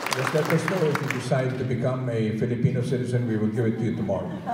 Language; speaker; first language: English; non-native, local second language; Filipino